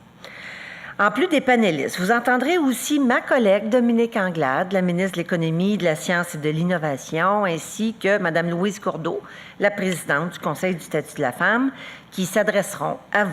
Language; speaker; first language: French; native; French